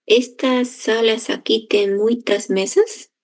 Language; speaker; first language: Portuguese; non-native, learner; Spanish